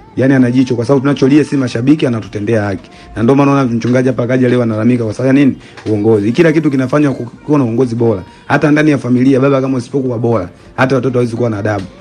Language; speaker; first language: Swahili; native; Swahili